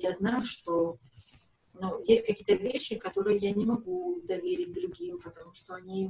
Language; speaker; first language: Russian; native; Russian